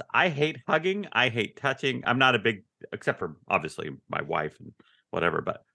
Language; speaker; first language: English; native; English